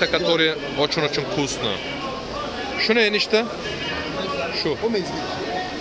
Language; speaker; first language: Russian; non-native, learner; Turkish